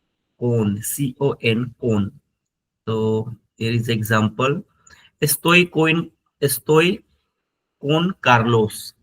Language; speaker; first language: Spanish; non-native, fluent; Hindi